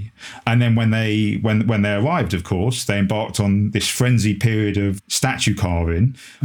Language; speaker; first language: English; native; English